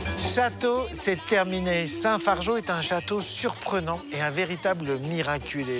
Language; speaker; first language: French; native; French